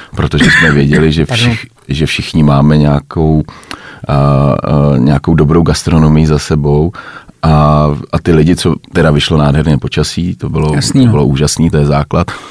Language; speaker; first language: Czech; native; Czech